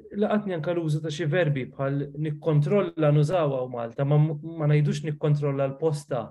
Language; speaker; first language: Maltese; native; Maltese